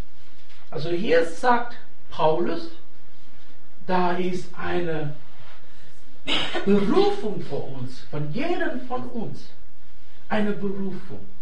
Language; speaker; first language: German; non-native, fluent; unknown